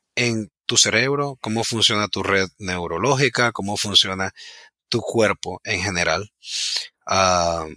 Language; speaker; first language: Spanish; native; Spanish